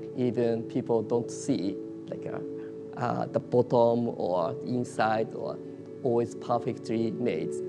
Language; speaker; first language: English; non-native, learner; Japanese